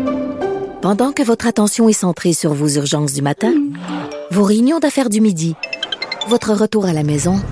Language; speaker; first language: French; native; French